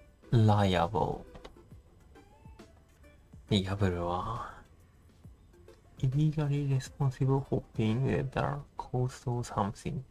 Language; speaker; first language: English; non-native, learner; Japanese